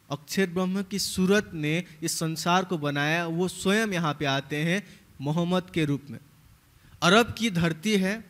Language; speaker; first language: Hindi; native; Hindi